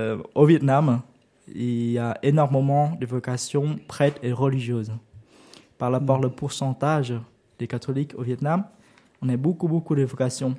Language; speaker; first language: French; non-native, learner; Vietnamese